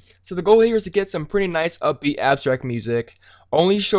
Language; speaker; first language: English; native; English